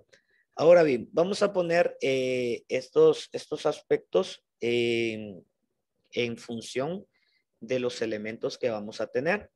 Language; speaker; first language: Spanish; native; Spanish